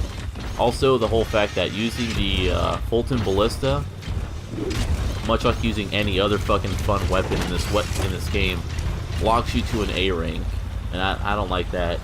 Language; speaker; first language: English; native; English